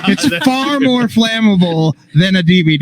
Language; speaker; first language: English; native; English